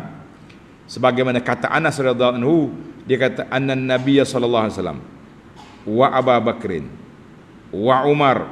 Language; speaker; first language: Malay; native; Malay